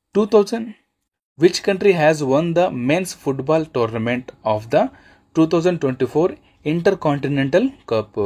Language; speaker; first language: English; non-native, local second language; Telugu